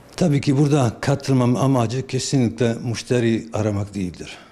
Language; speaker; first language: Turkish; non-native, fluent; Bosnian